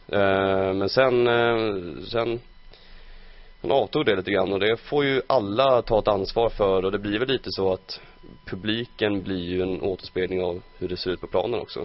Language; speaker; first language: Swedish; native; Swedish